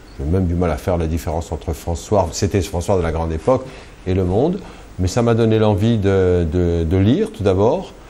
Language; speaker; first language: French; early bilingual, other home language; Kabyle